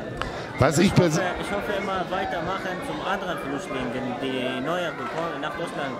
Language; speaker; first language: German; non-native, learner; Arabic